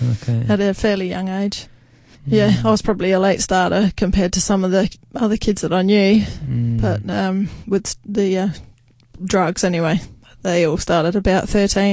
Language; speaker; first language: English; native; English